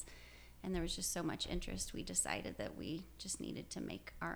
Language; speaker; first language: English; native; English